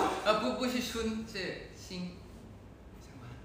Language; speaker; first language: Chinese; non-native, learner; Thai